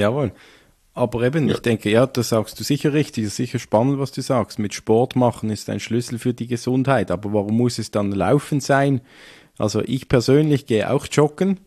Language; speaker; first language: German; native; German